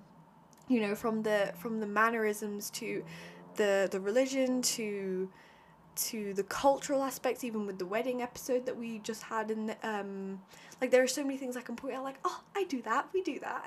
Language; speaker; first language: English; native; English